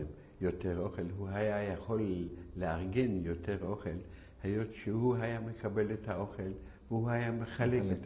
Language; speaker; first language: Hebrew; non-native, fluent; Yiddish